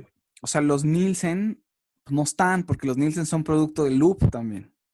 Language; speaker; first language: Spanish; native; Spanish